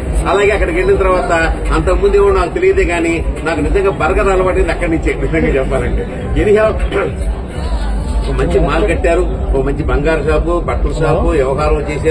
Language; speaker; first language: Telugu; native; Telugu